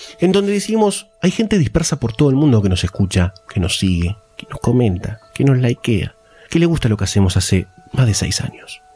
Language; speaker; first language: Spanish; native; Spanish